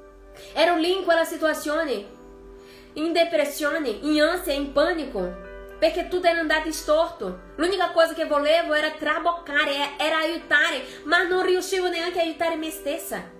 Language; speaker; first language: Italian; non-native, fluent; Portuguese